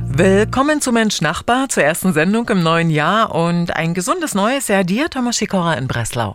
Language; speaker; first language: German; native; German